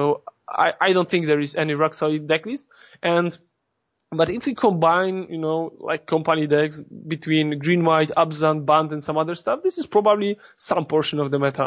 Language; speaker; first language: English; non-native, fluent; Polish